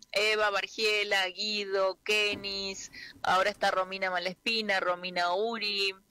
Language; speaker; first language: Spanish; native; Spanish